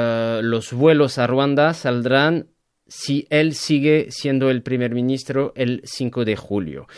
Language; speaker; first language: Spanish; native; Spanish